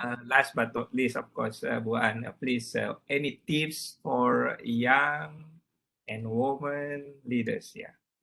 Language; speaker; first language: English; non-native, learner; Indonesian